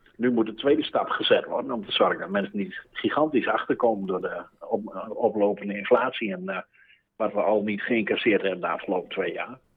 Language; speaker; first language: Dutch; native; Dutch